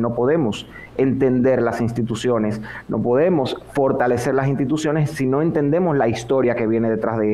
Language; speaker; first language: Spanish; native; Spanish